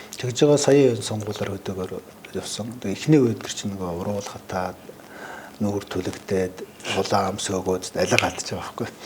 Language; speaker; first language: Mongolian; native; Mongolian